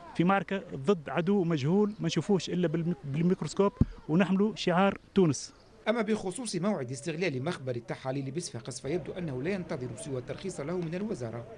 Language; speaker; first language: Arabic; native; Arabic